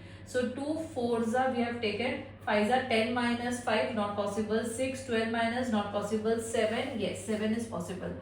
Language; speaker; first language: English; non-native, local second language; Hindi